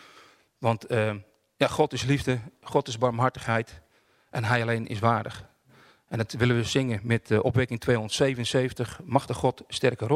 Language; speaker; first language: Dutch; native; Dutch